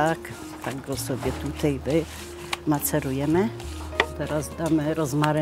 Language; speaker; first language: Polish; native; Polish